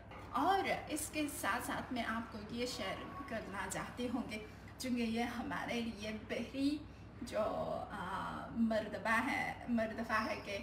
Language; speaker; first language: Hindi; non-native, learner; Chinese